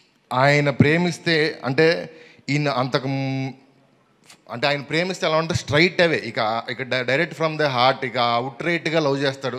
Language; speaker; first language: Telugu; native; Telugu